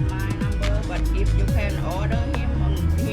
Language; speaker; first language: English; non-native, learner; Thai